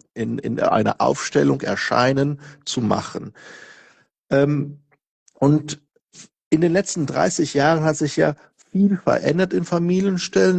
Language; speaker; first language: German; non-native, fluent; Portuguese